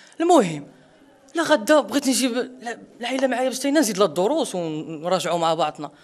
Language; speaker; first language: Arabic; non-native, local second language; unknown